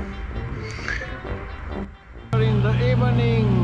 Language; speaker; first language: English; non-native, learner; Romanian